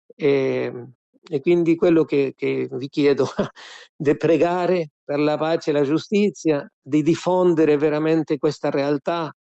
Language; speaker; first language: Italian; non-native, fluent; Spanish